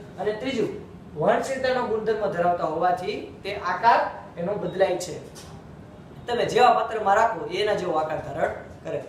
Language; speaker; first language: Gujarati; native; Gujarati